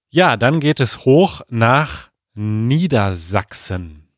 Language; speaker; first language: German; native; German